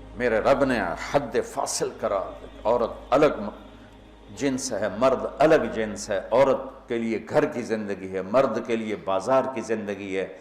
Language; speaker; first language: Urdu; non-native, local second language; Punjabi